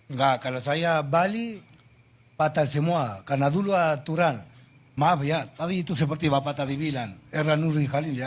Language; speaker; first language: Indonesian; non-native, fluent; Spanish